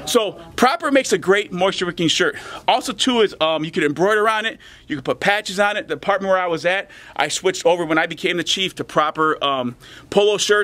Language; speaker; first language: English; native; English